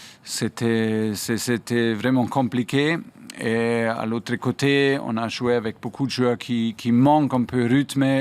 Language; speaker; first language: French; non-native, fluent; German